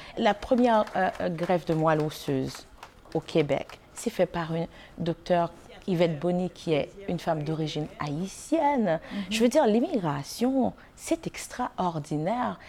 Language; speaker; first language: French; non-native, local second language; Haitian Creole